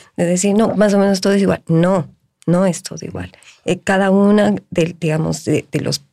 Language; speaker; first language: Spanish; native; Spanish